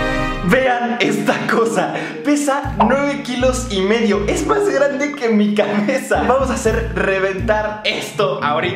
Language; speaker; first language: Spanish; native; Spanish